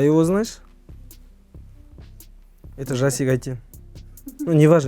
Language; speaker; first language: Russian; non-native, local second language; Kazakh